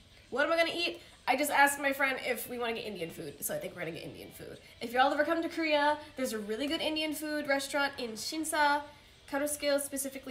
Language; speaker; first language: English; native; English